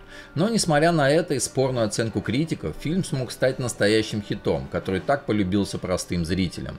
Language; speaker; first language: Russian; native; Russian